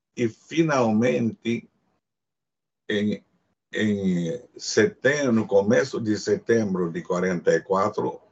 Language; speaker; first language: Portuguese; non-native, fluent; Hungarian